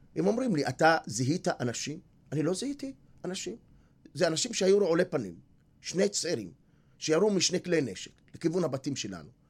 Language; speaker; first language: Hebrew; non-native, local second language; Arabic